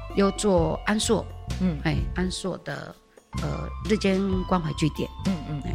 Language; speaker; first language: Chinese; native; Chinese